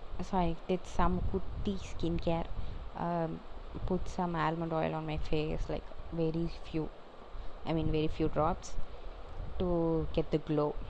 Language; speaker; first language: English; non-native, local second language; Tamil